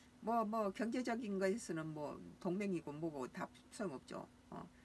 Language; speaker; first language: Korean; native; Korean